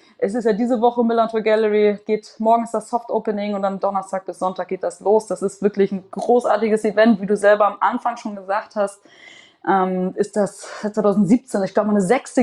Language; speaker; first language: German; native; German